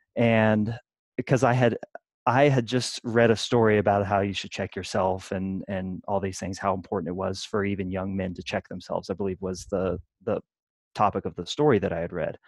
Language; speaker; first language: English; native; English